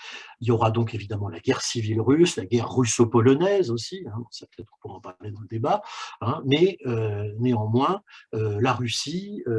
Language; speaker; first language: French; native; French